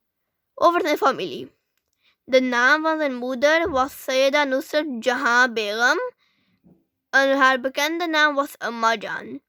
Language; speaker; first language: Dutch; early bilingual, other home language; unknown